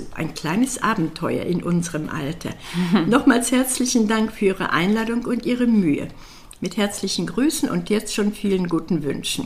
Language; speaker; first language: German; native; German